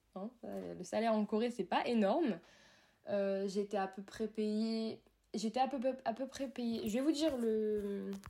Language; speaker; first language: French; native; French